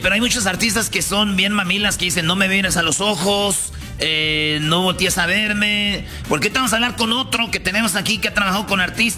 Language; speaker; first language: Spanish; native; Spanish